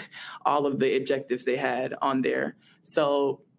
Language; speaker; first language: English; native; English